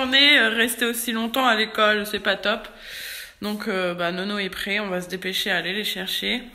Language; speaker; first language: French; native; French